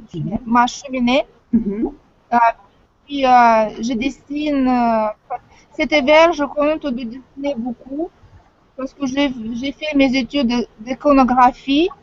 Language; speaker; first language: French; non-native, fluent; Russian